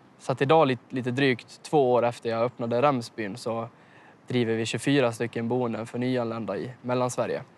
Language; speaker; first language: Swedish; native; Swedish